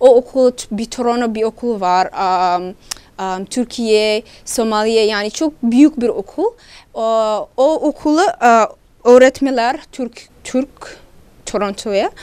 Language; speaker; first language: Turkish; non-native, learner; Somali